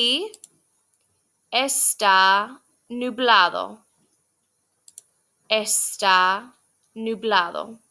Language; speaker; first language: Spanish; non-native, fluent; English